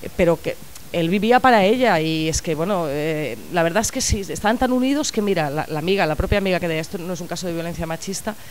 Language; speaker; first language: Spanish; non-native, local second language; Catalan